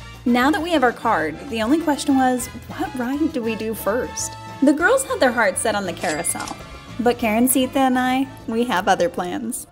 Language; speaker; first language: English; native; English